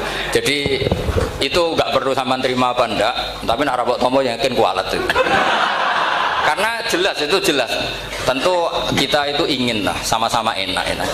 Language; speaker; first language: Indonesian; non-native, local second language; Javanese